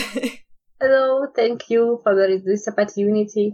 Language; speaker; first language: English; non-native, learner; Russian